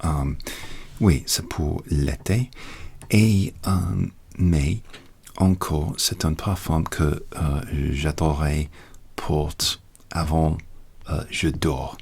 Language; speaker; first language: French; non-native, learner; English